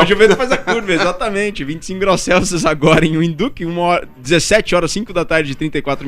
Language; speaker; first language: Portuguese; native; Portuguese